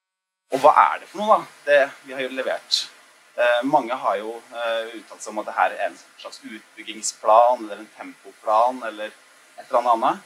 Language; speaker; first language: Norwegian; native; Norwegian